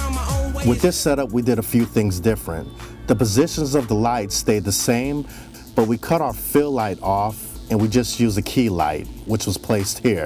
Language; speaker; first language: English; native; English